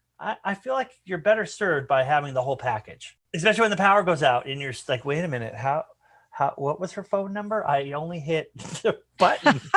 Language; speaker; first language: English; native; English